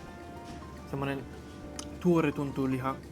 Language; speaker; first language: Finnish; non-native, learner; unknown